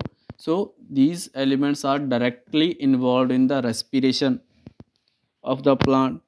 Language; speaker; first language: English; non-native, local second language; Punjabi